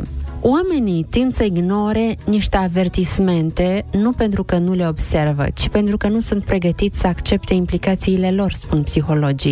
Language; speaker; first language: Romanian; native; Romanian